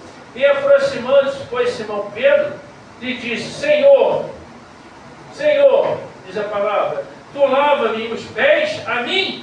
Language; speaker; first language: Portuguese; native; Portuguese